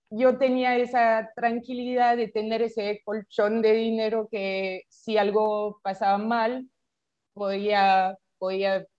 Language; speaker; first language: Spanish; non-native, fluent; French